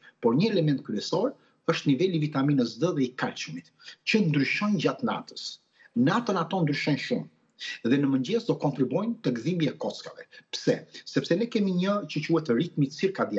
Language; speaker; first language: Albanian; native; Albanian